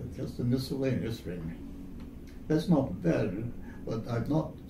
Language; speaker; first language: English; native; English